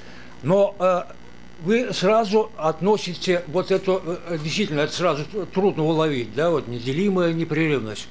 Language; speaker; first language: Russian; native; Russian